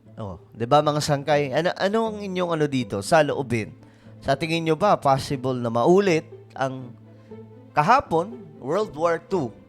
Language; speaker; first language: Filipino; native; Filipino